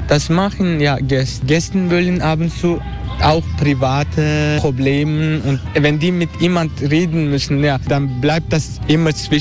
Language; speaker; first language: German; non-native, learner; Turkish